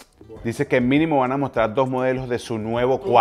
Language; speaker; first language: Spanish; native; Spanish